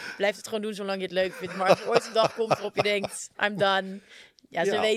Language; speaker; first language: Dutch; native; Dutch